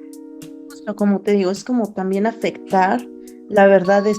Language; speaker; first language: Spanish; native; Spanish